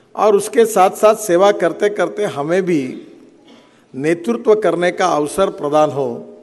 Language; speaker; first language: Hindi; non-native, local second language; Marathi